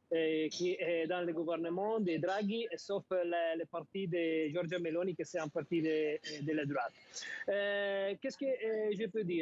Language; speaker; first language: French; non-native, fluent; Italian